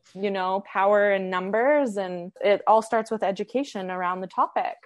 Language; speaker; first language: English; native; English